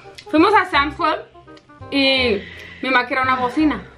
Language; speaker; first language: Spanish; early bilingual, heritage; Spanish